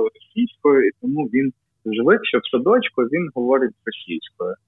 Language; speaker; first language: Ukrainian; non-native, local second language; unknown